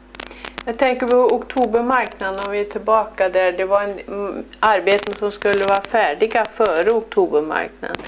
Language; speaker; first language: Swedish; native; Swedish